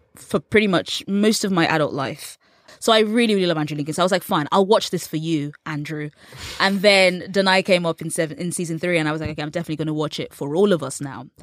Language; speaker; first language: English; native; English